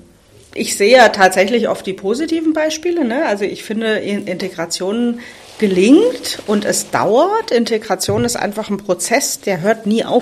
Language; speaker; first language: German; native; German